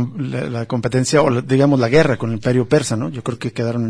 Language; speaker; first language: Spanish; native; Spanish